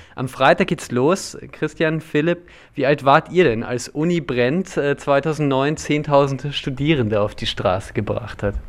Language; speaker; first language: German; native; German